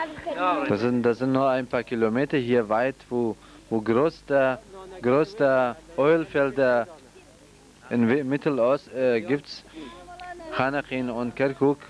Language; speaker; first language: German; non-native, fluent; Central Kurdish